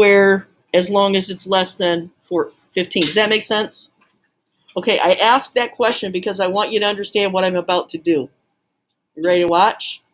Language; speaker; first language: English; native; English